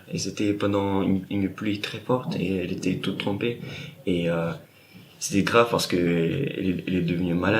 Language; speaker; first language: French; non-native, fluent; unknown